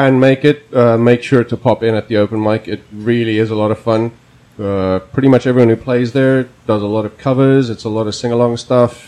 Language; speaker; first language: English; non-native, local second language; Afrikaans